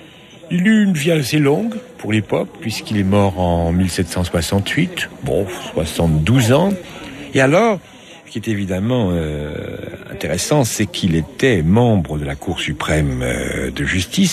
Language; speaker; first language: French; native; French